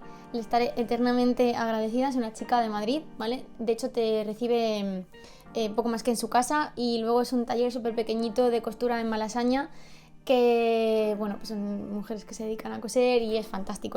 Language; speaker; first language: Spanish; native; Spanish